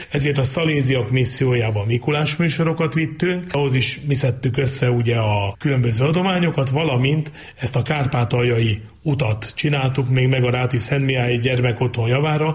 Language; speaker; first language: Hungarian; native; Hungarian